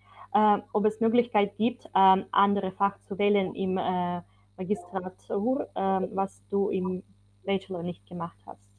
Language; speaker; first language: German; non-native, fluent; Ukrainian